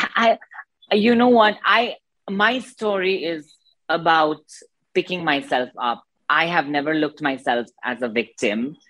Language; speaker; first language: English; non-native, local second language; Nepali